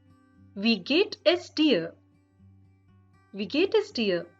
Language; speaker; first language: German; non-native, fluent; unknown